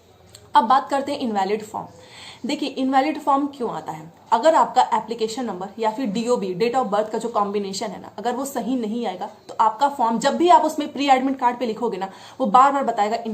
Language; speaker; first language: Hindi; native; Hindi